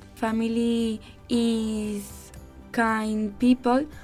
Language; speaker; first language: English; non-native, learner; Spanish